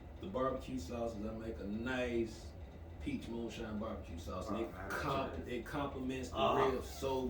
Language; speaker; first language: English; native; English